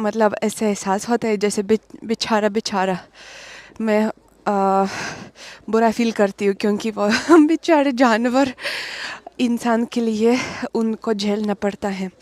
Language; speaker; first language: Hindi; non-native, fluent; Russian